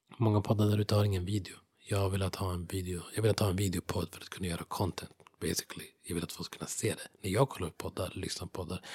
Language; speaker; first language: Swedish; non-native, fluent; English